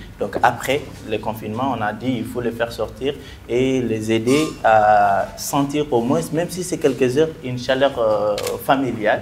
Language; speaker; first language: French; non-native, local second language; Bambara